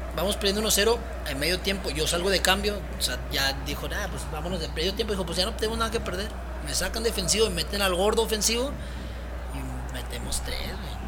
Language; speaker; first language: Spanish; early bilingual, heritage; Spanish